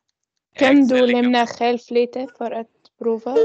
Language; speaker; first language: Swedish; non-native, learner; Arabic